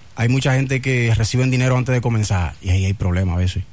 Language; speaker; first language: Spanish; native; Spanish